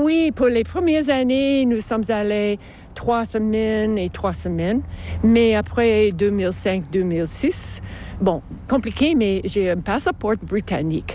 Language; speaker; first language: French; non-native, local second language; English